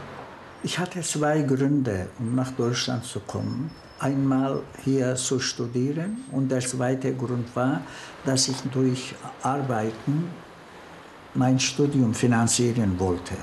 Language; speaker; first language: German; non-native, fluent; Turkish